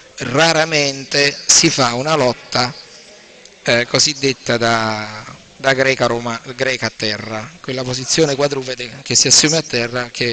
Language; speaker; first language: Italian; native; Italian